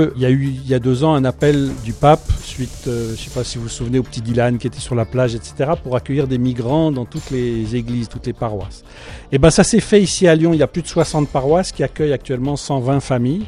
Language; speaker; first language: French; native; French